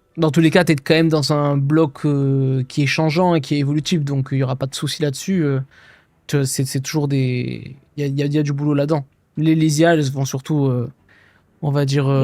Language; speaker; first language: French; native; French